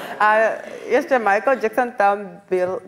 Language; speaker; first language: Czech; non-native, learner; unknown